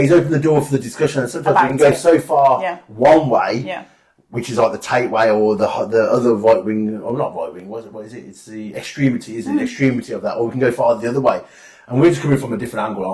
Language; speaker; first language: English; native; English